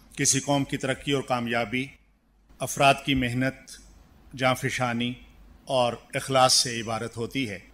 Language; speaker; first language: Urdu; native; Urdu